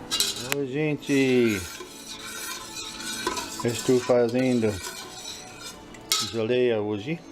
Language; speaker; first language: Portuguese; non-native, learner; English